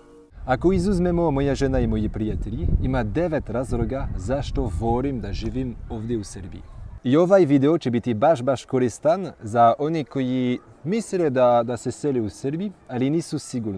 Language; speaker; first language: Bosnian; non-native, fluent; French